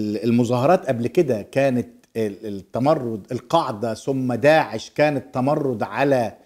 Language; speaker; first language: Arabic; native; Arabic